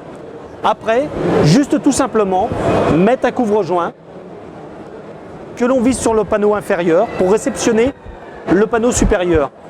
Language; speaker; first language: French; native; French